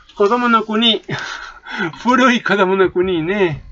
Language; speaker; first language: Japanese; non-native, learner; Spanish